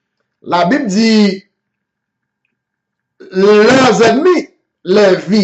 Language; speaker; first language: French; non-native, local second language; Haitian Creole